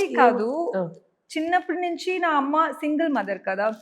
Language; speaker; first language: Telugu; non-native, learner; Tamil